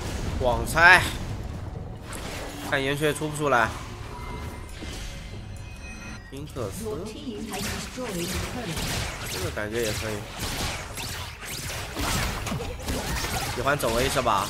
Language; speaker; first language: Chinese; native; Chinese